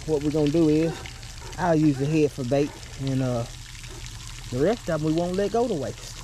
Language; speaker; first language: English; native; English